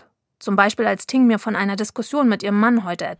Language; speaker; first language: German; native; German